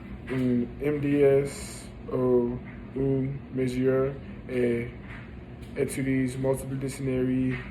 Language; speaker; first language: French; non-native, learner; English